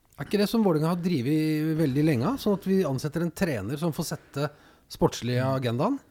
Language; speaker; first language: Norwegian; native; Norwegian